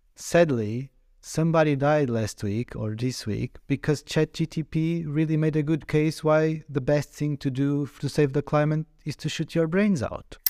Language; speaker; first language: English; non-native, fluent; Portuguese